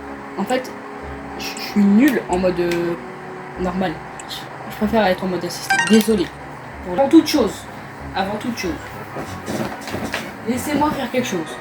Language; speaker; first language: French; native; French